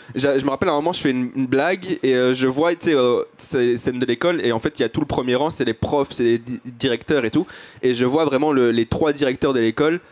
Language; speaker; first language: French; native; French